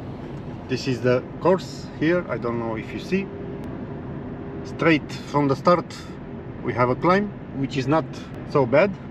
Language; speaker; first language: English; non-native, learner; Romanian